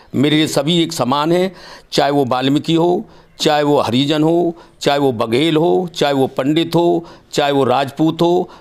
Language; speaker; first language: Hindi; native; Hindi